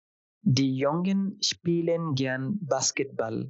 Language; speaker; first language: German; non-native, fluent; Bangla